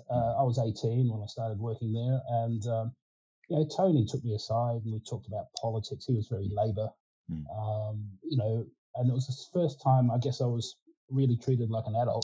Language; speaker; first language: English; early bilingual, other home language; Ukrainian